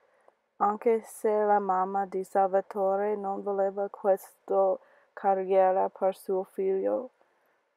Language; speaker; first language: Italian; non-native, learner; English